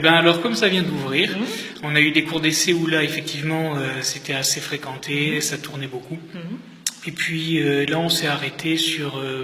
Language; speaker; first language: French; native; French